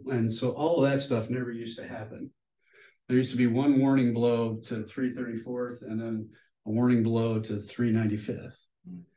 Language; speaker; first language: English; native; English